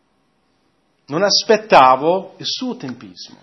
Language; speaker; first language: Italian; non-native, fluent; English